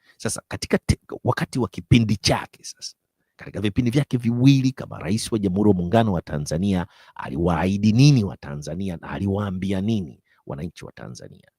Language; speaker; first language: Swahili; native; Swahili